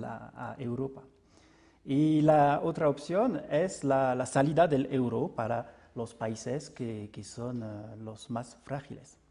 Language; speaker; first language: Spanish; non-native, fluent; French